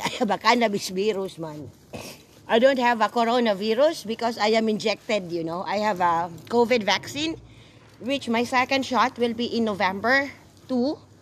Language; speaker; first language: English; non-native, local second language; Filipino